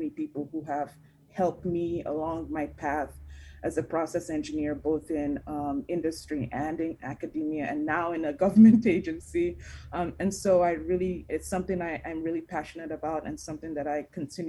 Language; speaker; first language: English; non-native, local second language; Igbo